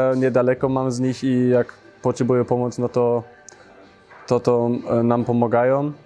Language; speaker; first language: Polish; early bilingual, heritage; Polish